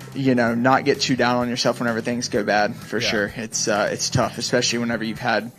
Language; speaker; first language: English; native; English